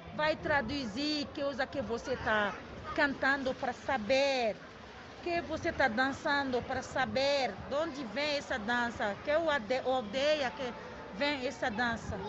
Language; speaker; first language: Portuguese; non-native, learner; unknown